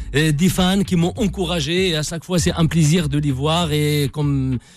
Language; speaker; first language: French; non-native, local second language; Arabic